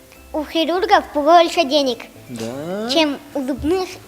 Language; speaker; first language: Russian; non-native, local second language; Tajik